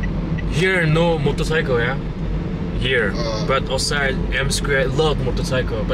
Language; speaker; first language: English; non-native, learner; Uyghur